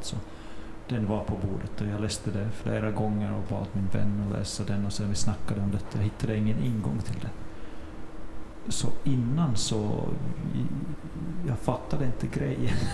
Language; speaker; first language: Swedish; non-native, fluent; Finnish